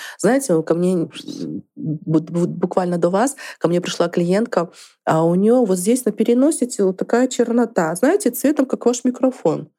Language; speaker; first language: Russian; native; Russian